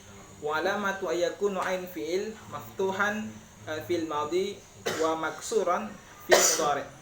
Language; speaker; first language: Arabic; non-native, learner; Indonesian